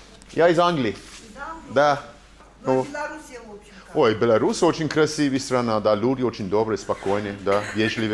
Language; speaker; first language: Russian; non-native, learner; English